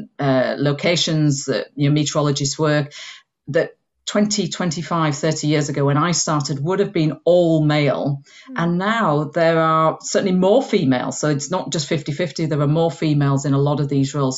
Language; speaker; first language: English; native; English